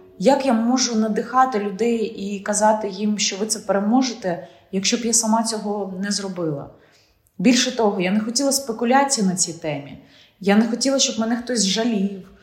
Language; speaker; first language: Ukrainian; non-native, local second language; Russian